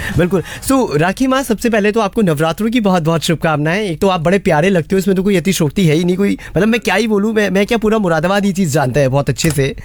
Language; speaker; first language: Hindi; native; Hindi